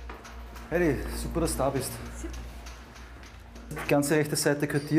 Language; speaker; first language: German; native; German